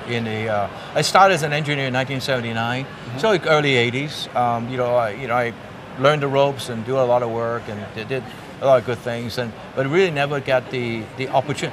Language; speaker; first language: English; non-native, local second language; Cantonese